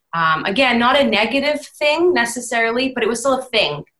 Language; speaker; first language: English; native; English